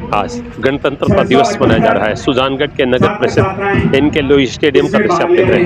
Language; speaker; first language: Hindi; native; Hindi